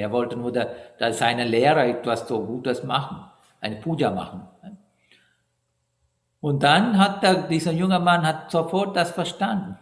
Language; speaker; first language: German; non-native, fluent; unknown